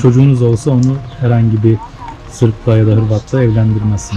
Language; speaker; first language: Turkish; native; Turkish